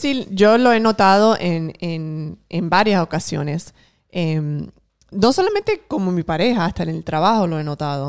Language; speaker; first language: Spanish; early bilingual, heritage; Spanish